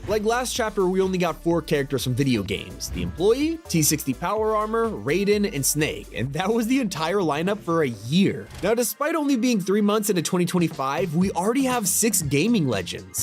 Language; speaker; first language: English; native; English